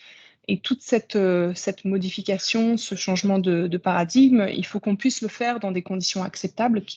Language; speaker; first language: French; native; French